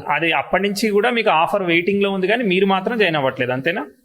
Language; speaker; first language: Telugu; native; Telugu